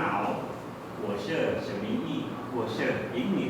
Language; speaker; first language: Chinese; non-native, learner; Indonesian